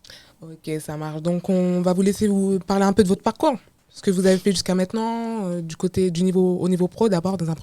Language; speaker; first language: French; native; French